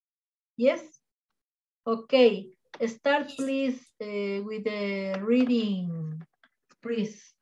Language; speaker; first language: English; non-native, learner; Spanish